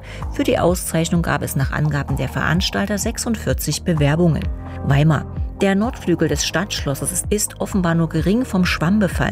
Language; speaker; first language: German; native; German